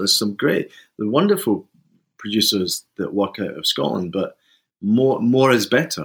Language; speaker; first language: English; native; English